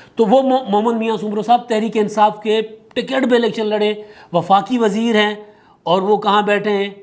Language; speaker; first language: Urdu; non-native, local second language; Sindhi